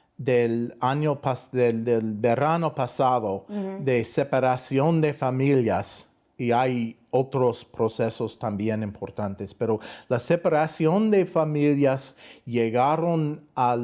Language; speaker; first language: Spanish; non-native, fluent; English